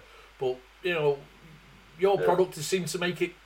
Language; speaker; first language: English; native; English